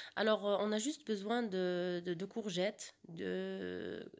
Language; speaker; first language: French; non-native, local second language; Arabic